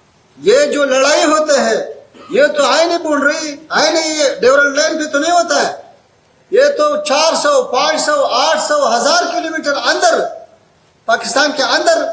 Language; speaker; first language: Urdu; non-native, fluent; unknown